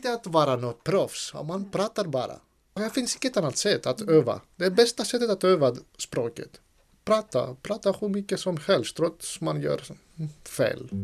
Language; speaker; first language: Swedish; non-native, fluent; Greek